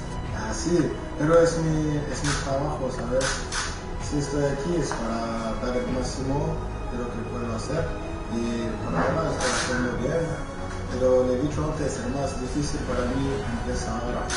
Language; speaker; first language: Spanish; non-native, fluent; French